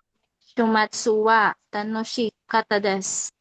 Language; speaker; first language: Japanese; non-native, learner; Filipino